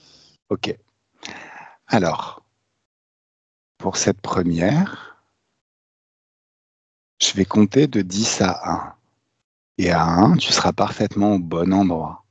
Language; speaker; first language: French; native; French